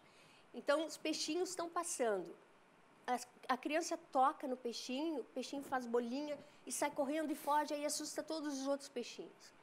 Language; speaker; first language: Portuguese; native; Portuguese